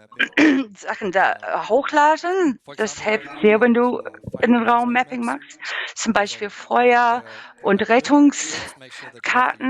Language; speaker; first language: German; non-native, learner; English